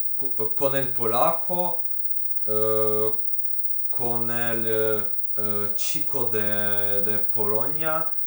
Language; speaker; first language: Spanish; non-native, learner; Ukrainian